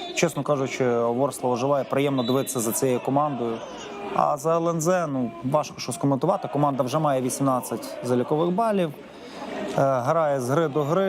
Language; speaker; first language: Ukrainian; native; Ukrainian